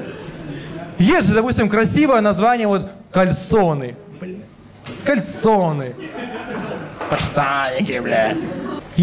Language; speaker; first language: Russian; native; Russian